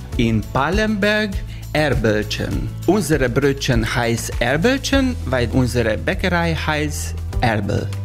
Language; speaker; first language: German; non-native, learner; Hungarian